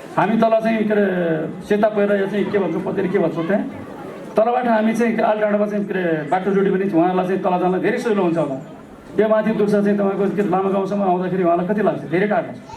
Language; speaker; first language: Nepali; non-native, local second language; Gurung